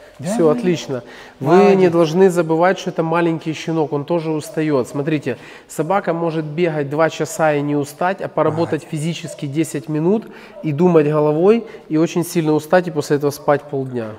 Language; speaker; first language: Russian; native; Russian